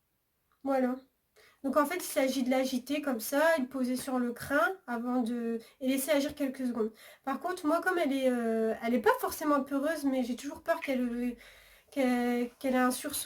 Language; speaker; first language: French; native; French